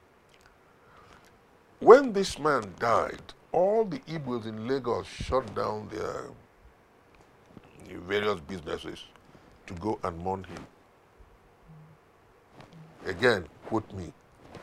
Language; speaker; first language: English; non-native, local second language; Igbo